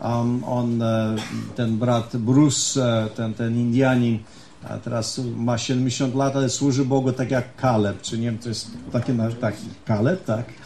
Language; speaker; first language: Polish; early bilingual, heritage; Polish